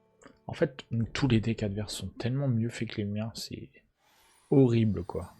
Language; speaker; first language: French; native; French